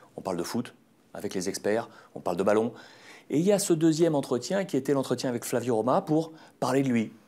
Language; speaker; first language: French; native; French